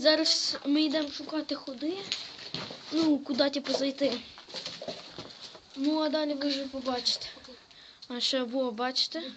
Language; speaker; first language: Ukrainian; native; Ukrainian